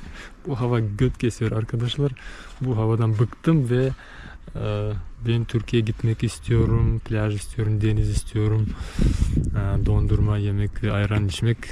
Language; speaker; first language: Turkish; non-native, learner; Bashkir